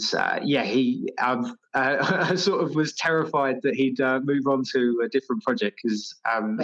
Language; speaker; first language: English; native; English